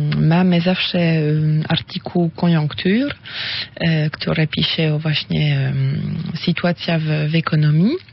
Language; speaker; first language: Polish; non-native, fluent; French